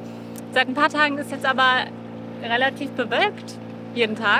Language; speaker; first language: German; native; German